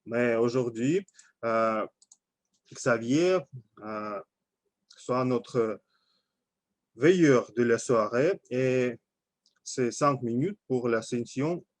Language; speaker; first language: French; non-native, learner; Russian